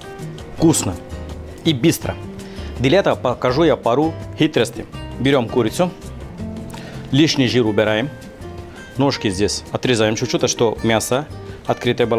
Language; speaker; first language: Russian; non-native, learner; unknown